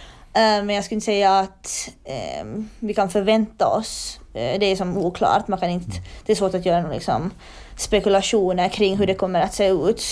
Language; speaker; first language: Swedish; native; Swedish